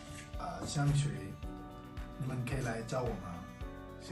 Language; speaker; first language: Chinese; non-native, learner; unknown